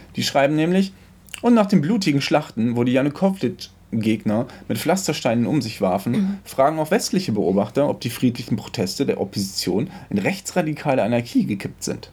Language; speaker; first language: German; native; German